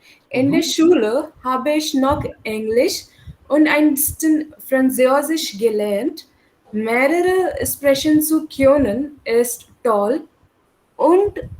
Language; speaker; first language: German; non-native, learner; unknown